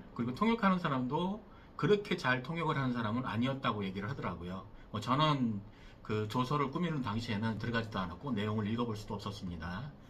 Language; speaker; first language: Korean; native; Korean